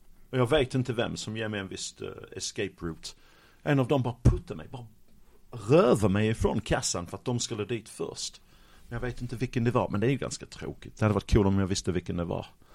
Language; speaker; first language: Swedish; non-native, fluent; English